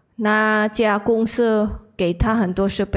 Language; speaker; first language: Chinese; non-native, learner; Indonesian